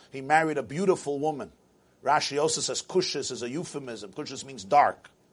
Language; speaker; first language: English; native; English